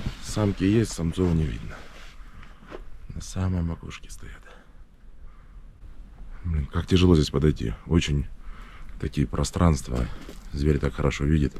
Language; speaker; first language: Russian; native; Russian